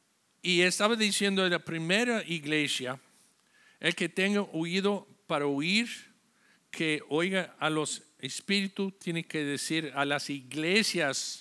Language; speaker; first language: Spanish; non-native, fluent; English